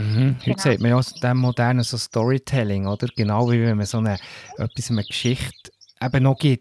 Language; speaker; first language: German; native; German